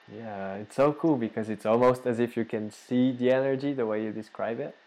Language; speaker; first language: English; non-native, fluent; Bulgarian